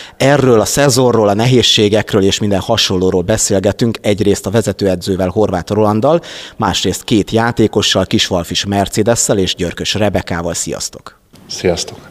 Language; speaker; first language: Hungarian; native; Hungarian